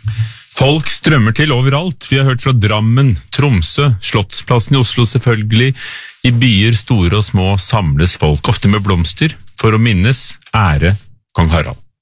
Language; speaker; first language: Norwegian; native; Norwegian